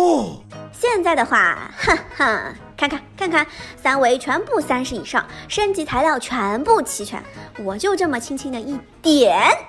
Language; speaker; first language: Chinese; native; Chinese